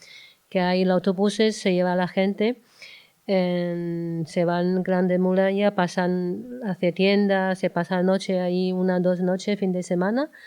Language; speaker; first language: Spanish; non-native, learner; Chinese